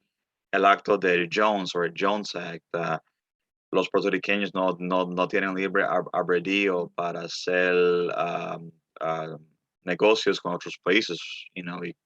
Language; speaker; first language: Spanish; early bilingual, heritage; Spanish